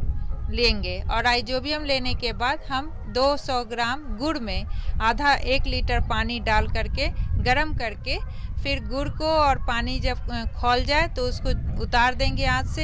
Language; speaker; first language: Hindi; native; Hindi